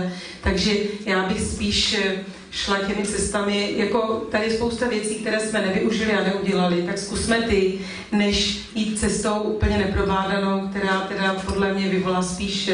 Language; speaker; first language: Czech; native; Czech